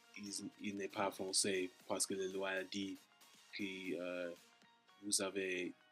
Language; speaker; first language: French; non-native, learner; English